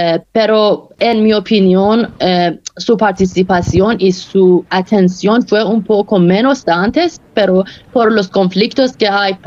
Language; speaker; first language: Spanish; non-native, fluent; Persian